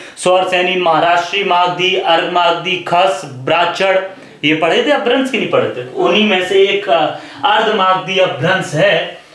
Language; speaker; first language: Hindi; native; Hindi